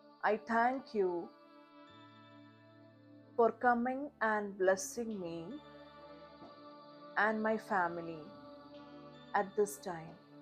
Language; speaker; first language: English; non-native, local second language; Malayalam